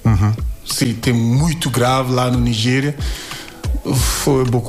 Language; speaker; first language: Portuguese; non-native, learner; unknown